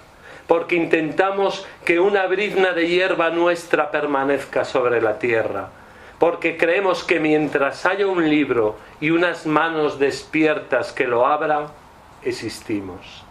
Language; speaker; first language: Spanish; native; Spanish